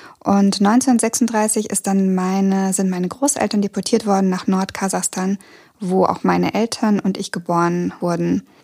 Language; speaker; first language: German; early bilingual, other home language; Russian